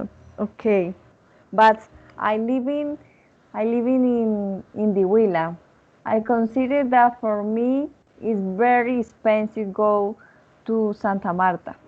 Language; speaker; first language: English; non-native, learner; Spanish